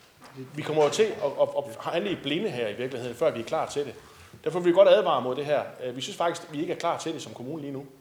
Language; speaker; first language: Danish; native; Danish